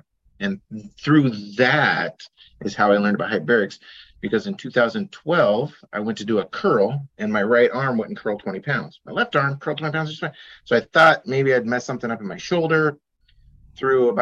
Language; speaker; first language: English; native; English